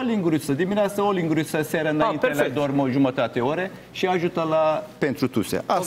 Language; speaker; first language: Romanian; non-native, learner; Turkish